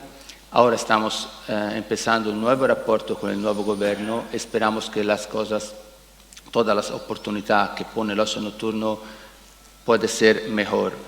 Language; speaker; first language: Spanish; non-native, learner; Italian